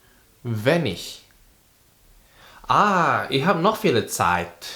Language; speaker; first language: German; non-native, fluent; Indonesian